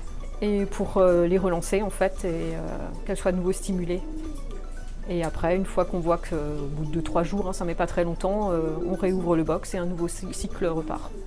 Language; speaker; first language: French; native; French